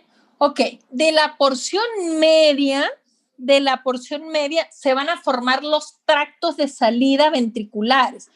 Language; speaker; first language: Spanish; native; Spanish